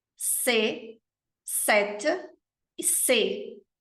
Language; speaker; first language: French; non-native, fluent; Portuguese